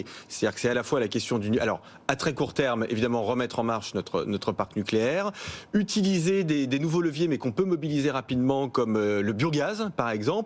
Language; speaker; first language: French; native; French